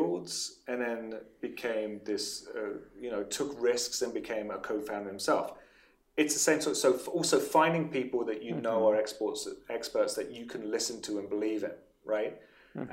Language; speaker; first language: English; native; English